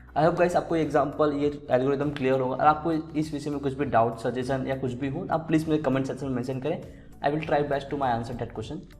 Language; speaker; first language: Hindi; native; Hindi